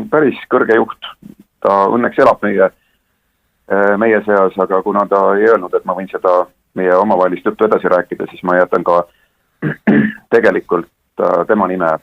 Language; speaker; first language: Estonian; native; Estonian